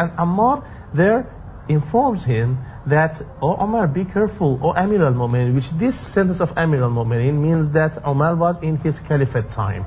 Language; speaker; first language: English; non-native, fluent; Persian